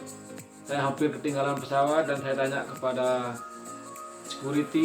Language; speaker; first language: Indonesian; non-native, local second language; Sasak